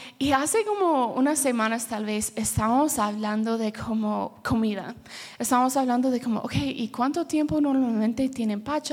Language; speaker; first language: Spanish; early bilingual, heritage; Spanish